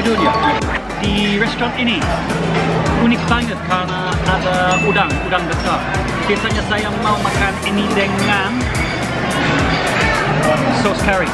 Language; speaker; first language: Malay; non-native, learner; English